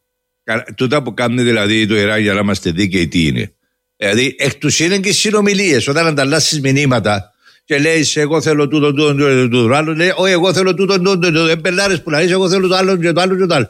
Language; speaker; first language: Greek; native; Greek